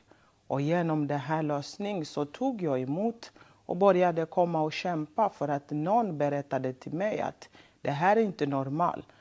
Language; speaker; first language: Swedish; non-native, local second language; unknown